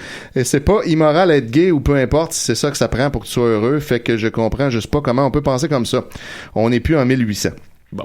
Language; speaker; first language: French; native; French